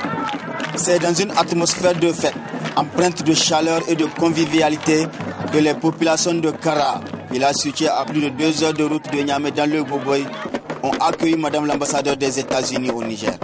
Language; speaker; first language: French; native; French